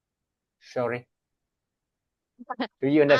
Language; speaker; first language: English; non-native, learner; Vietnamese